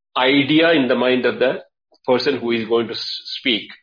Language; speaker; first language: English; non-native, local second language; Tamil